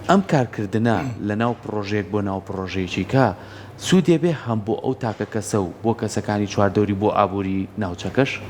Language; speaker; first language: Central Kurdish; native; Central Kurdish